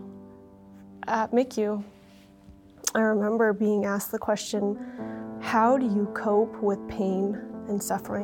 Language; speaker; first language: English; early bilingual, other home language; Vietnamese